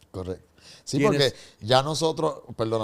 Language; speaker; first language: Spanish; native; Spanish